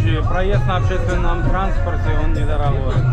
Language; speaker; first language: Russian; native; Russian